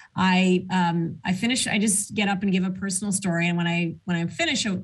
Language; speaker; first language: English; early bilingual, other home language; Arabic